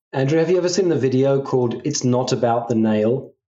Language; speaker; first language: English; native; English